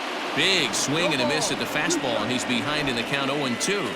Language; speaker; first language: English; native; English